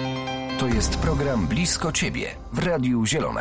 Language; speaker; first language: Polish; native; Polish